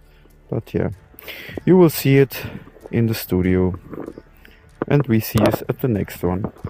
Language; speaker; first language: English; non-native, learner; German